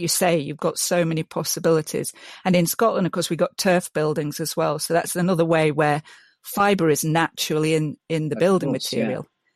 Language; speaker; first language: English; native; English